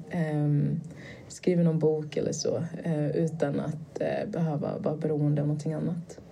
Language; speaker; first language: Swedish; early bilingual, other home language; Portuguese